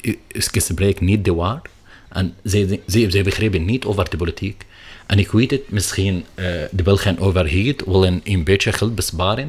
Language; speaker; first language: Dutch; non-native, learner; Arabic